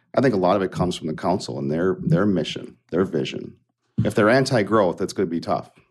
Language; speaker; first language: English; native; English